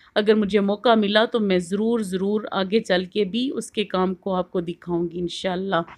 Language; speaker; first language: Hindi; native; Hindi